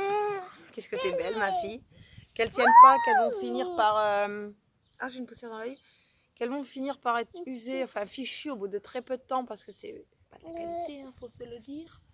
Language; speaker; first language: French; native; French